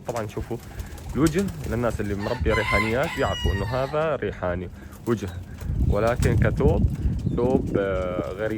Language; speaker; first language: Arabic; native; Arabic